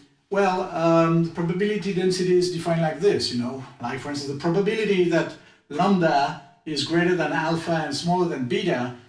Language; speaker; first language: English; non-native, fluent; French